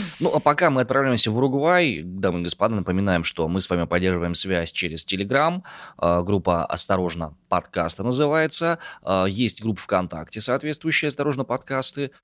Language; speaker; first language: Russian; native; Russian